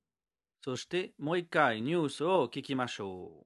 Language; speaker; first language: Japanese; non-native, learner; French